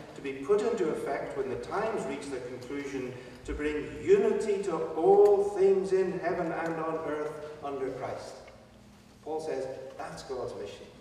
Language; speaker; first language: English; native; English